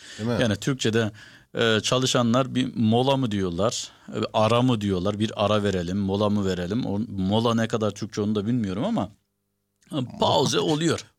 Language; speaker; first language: Turkish; early bilingual, heritage; Turkish